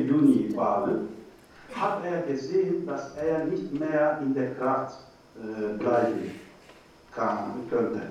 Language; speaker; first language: German; non-native, learner; Turkish